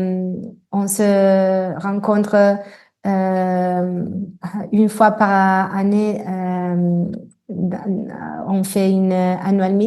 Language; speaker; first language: French; non-native, fluent; Italian